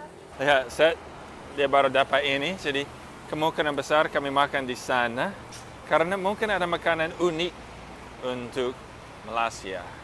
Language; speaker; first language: Indonesian; non-native, fluent; English